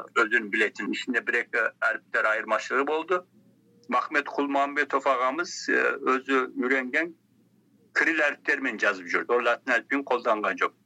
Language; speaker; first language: Kazakh; early bilingual, heritage; Kazakh